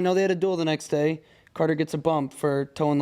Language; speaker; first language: English; native; English